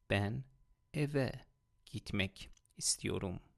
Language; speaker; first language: Turkish; non-native, fluent; Persian